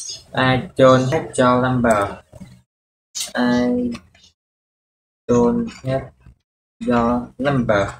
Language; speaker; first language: English; non-native, learner; Vietnamese